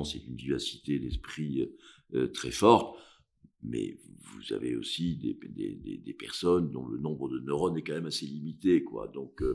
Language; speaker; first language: French; native; French